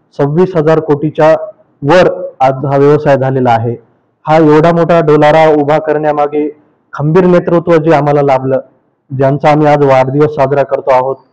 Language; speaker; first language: Marathi; native; Marathi